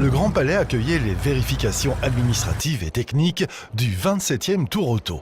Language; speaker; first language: French; native; French